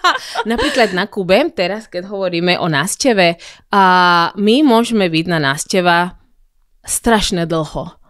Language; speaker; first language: Slovak; non-native, fluent; Spanish